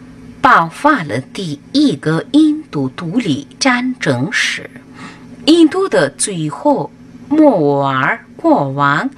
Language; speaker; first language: Chinese; non-native, fluent; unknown